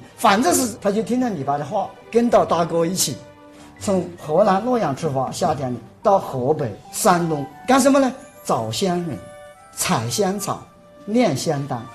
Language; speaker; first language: Chinese; native; Chinese